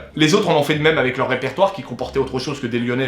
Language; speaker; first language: French; native; French